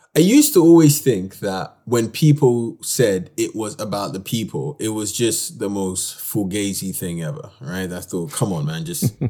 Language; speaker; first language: English; native; English